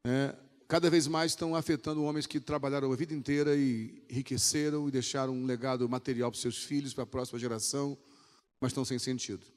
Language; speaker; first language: Portuguese; native; Portuguese